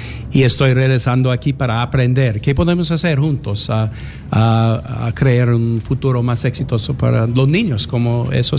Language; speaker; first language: Spanish; non-native, learner; English